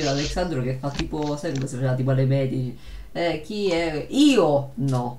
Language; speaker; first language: Italian; native; Italian